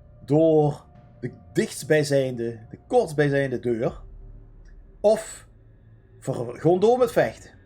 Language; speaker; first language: Dutch; native; Dutch